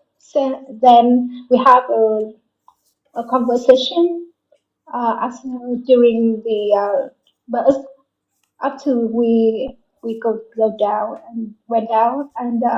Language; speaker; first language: English; non-native, learner; Vietnamese